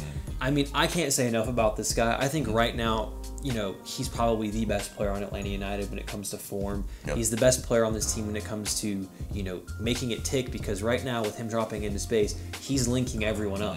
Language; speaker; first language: English; native; English